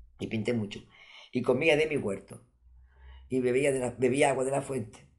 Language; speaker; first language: Spanish; non-native, local second language; Catalan